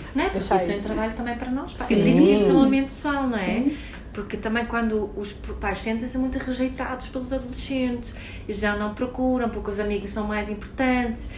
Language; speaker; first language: Portuguese; non-native, fluent; Swedish